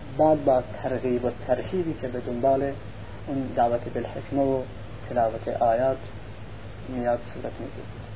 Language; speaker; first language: Persian; non-native, local second language; Central Kurdish